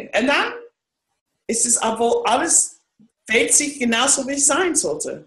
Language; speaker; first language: German; non-native, fluent; English